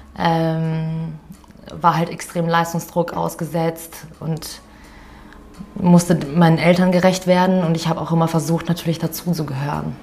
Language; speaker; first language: German; early bilingual, other home language; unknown